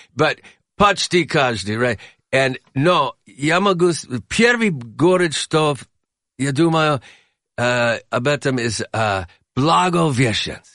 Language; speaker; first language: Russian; non-native, learner; English